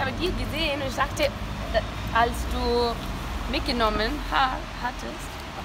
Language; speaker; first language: German; non-native, learner; Spanish